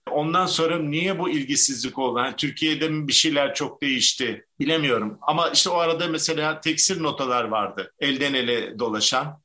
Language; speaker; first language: Turkish; native; Turkish